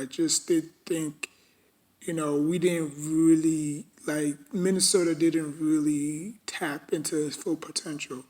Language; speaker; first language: English; native; English